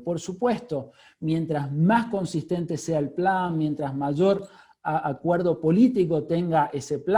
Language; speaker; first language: Spanish; native; Spanish